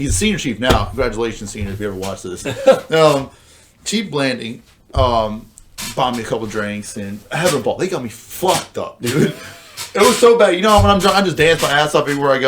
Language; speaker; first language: English; native; English